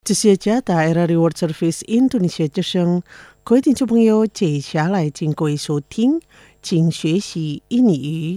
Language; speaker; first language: Chinese; non-native, fluent; Indonesian